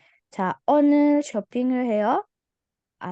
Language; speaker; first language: Korean; non-native, fluent; Indonesian